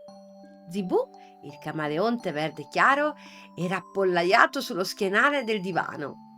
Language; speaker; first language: Italian; native; Italian